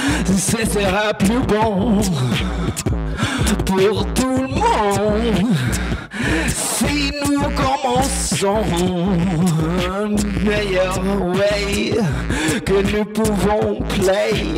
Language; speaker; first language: French; non-native, learner; English